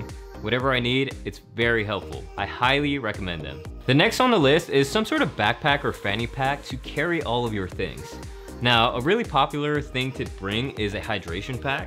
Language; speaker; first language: English; native; English